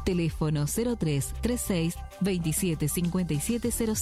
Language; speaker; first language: Spanish; native; Spanish